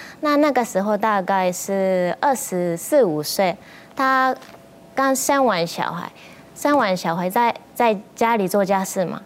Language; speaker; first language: Chinese; non-native, fluent; Japanese